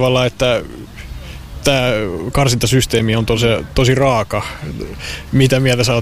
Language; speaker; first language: Finnish; native; Finnish